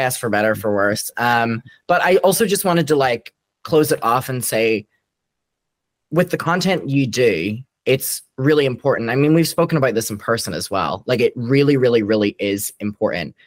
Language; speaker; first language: English; native; English